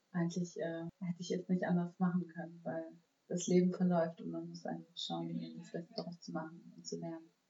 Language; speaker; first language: German; native; German